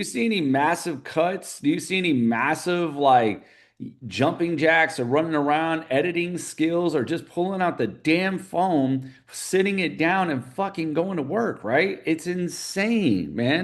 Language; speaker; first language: English; native; English